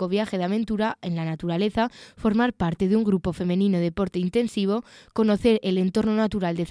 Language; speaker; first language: Spanish; native; Spanish